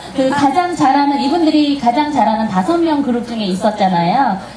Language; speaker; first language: Korean; native; Korean